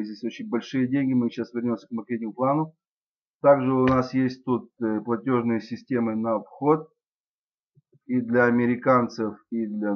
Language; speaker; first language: Russian; native; Russian